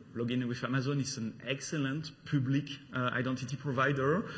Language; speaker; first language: English; non-native, fluent; French